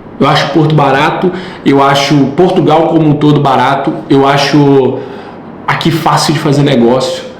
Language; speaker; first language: Portuguese; native; Portuguese